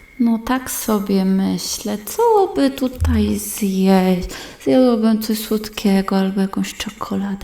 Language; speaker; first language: Polish; native; Polish